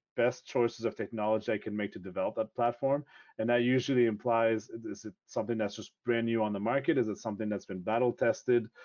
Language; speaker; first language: English; non-native, fluent; French